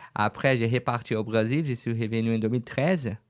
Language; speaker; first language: French; non-native, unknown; Portuguese